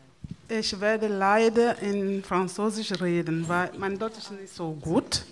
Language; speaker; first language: German; non-native, learner; French